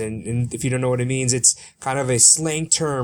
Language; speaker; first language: English; early bilingual, other home language; Korean